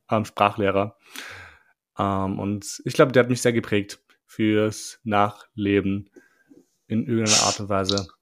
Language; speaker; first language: German; early bilingual, other home language; Albanian